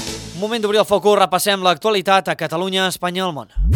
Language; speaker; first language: Catalan; native; Catalan